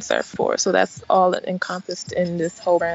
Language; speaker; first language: English; native; English